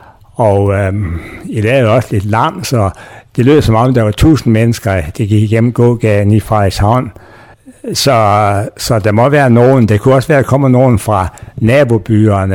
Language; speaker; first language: Danish; native; Danish